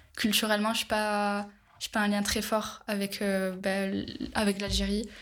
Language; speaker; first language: French; native; French